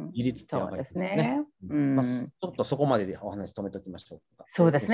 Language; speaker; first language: Japanese; native; Japanese